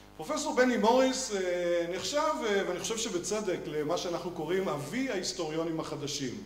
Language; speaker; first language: Hebrew; native; Hebrew